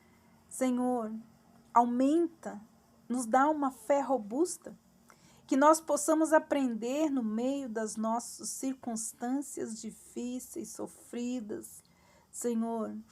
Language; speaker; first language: Portuguese; native; Portuguese